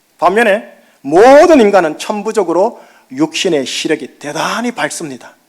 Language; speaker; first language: Korean; native; Korean